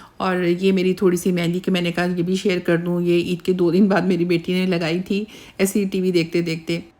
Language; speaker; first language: Urdu; native; Urdu